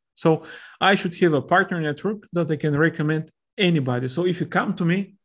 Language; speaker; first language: English; non-native, fluent; Bulgarian